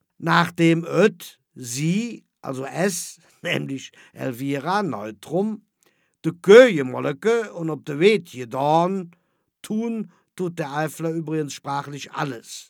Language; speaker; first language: German; native; German